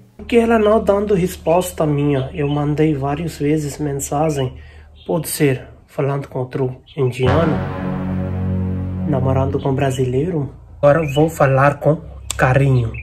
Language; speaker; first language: Portuguese; non-native, learner; Hindi